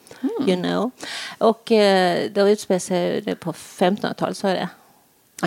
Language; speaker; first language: Swedish; native; Swedish